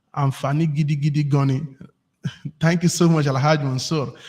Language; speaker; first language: English; non-native, local second language; Yoruba